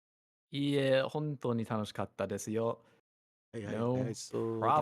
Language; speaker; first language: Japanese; non-native, learner; English